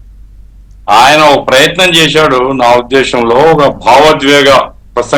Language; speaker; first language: Telugu; native; Telugu